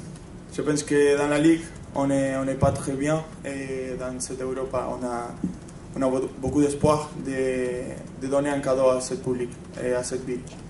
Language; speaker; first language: French; non-native, fluent; Spanish